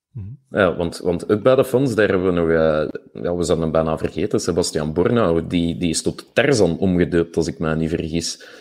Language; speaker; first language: Dutch; native; Dutch